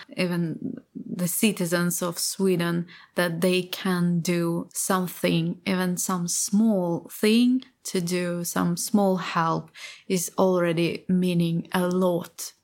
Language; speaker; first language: English; non-native, fluent; Ukrainian